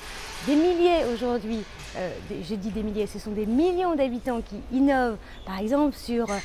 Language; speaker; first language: French; native; French